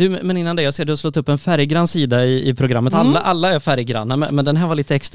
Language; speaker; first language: Swedish; native; Swedish